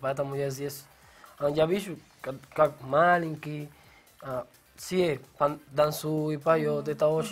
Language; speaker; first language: Russian; non-native, learner; Spanish